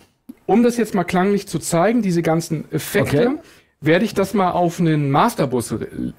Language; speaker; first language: German; native; German